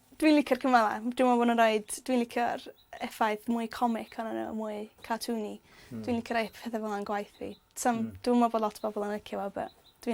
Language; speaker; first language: Welsh; native; Welsh